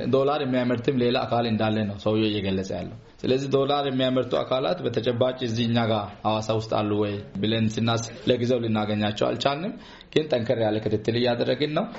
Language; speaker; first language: Amharic; non-native, local second language; Sidamo